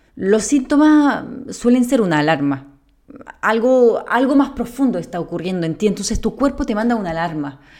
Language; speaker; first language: Spanish; non-native, fluent; French